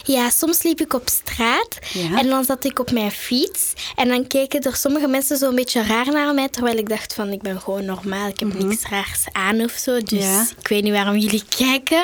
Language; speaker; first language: Dutch; early bilingual, other home language; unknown